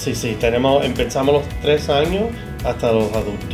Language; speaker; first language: Spanish; early bilingual, heritage; Spanish